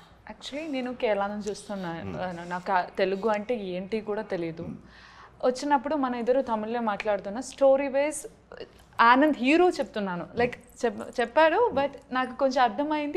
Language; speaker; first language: Telugu; non-native, learner; Malayalam